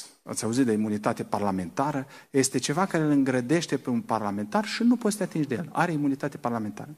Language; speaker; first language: Romanian; native; Romanian